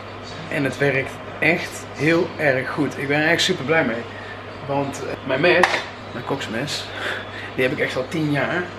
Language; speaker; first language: Dutch; native; Dutch